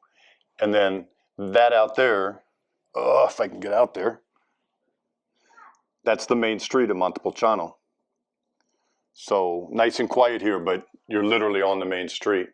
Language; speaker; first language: English; native; English